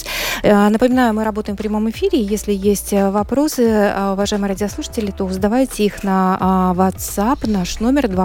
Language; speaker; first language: Russian; native; Russian